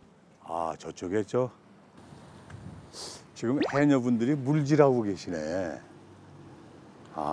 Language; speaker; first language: Korean; native; Korean